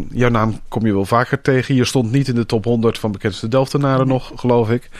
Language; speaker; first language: Dutch; native; Dutch